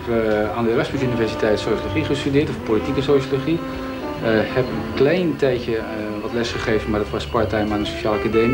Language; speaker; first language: Dutch; native; Dutch